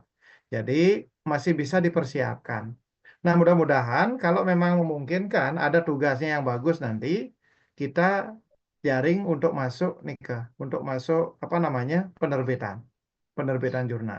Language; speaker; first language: Indonesian; non-native, local second language; Balinese